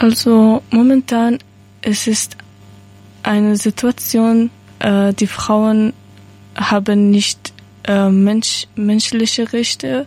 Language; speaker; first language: German; non-native, learner; Persian